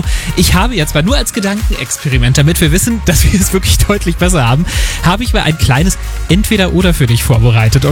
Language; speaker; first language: German; native; German